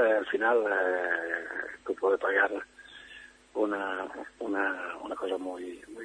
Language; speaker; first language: Spanish; non-native, fluent; Italian